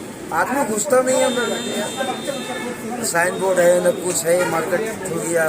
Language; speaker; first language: Hindi; non-native, local second language; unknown